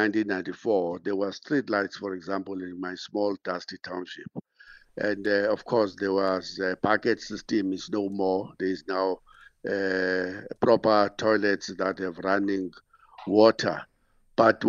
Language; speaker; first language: English; non-native, local second language; Xhosa